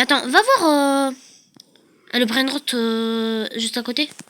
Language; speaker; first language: French; native; French